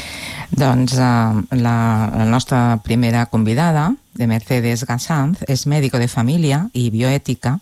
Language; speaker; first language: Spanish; non-native, local second language; Catalan